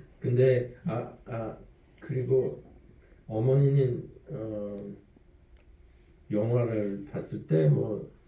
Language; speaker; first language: Korean; early bilingual, heritage; French